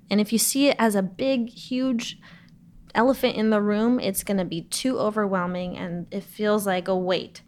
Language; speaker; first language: English; native; English